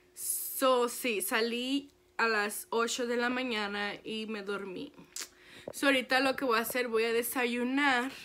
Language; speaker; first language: Spanish; early bilingual, heritage; Spanish